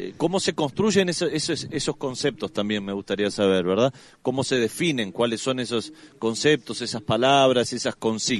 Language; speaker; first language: Spanish; native; Spanish